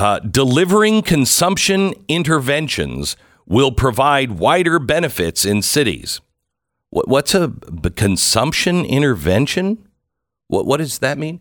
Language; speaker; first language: English; native; English